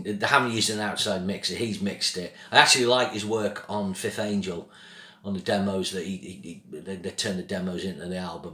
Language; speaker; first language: English; native; English